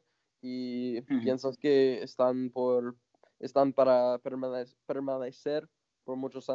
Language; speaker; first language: Spanish; non-native, fluent; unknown